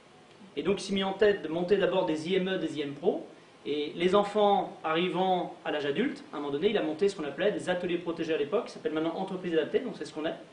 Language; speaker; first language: French; native; French